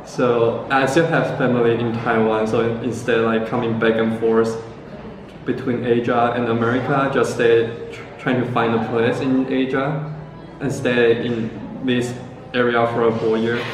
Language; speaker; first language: English; non-native, fluent; Chinese